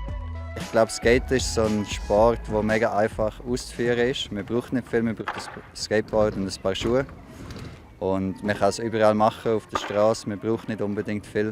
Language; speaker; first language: German; native; German